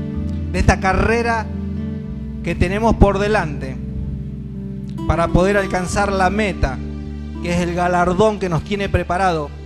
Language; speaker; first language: Spanish; native; Spanish